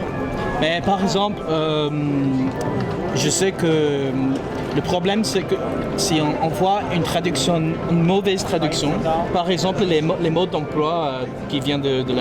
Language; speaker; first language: French; non-native, fluent; English